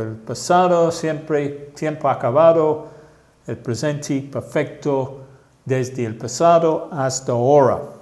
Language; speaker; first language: Spanish; non-native, fluent; English